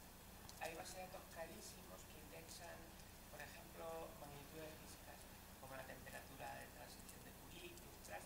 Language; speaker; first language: Spanish; native; Spanish